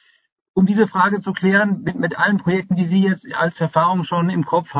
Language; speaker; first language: German; native; German